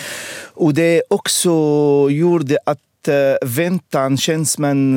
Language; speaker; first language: Swedish; non-native, fluent; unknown